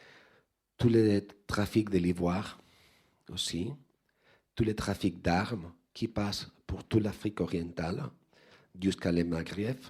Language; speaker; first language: French; non-native, fluent; Spanish